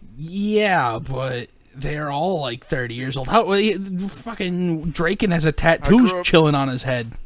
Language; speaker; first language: English; native; English